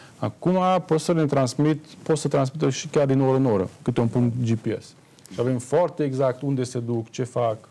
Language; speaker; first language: Romanian; non-native, local second language; Hungarian